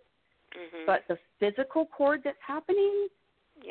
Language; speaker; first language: English; native; English